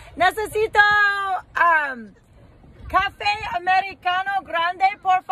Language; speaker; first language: Spanish; non-native, learner; English